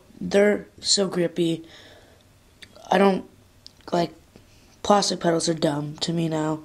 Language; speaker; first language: English; native; English